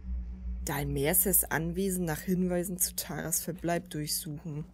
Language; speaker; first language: German; native; German